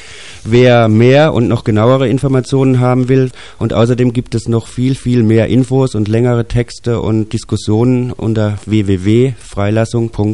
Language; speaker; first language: German; native; German